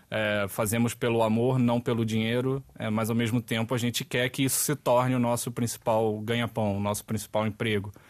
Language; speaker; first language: Portuguese; native; Portuguese